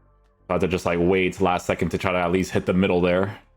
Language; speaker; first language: English; native; English